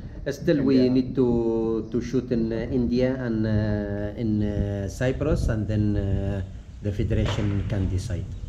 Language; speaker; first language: English; non-native, fluent; Arabic